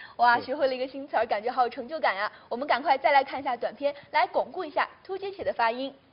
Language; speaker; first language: Chinese; native; Chinese